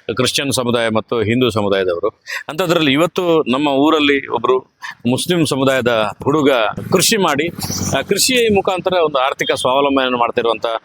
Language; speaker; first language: Kannada; non-native, local second language; Tulu